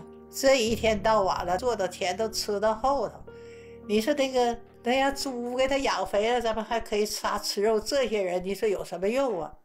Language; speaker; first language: Chinese; native; Chinese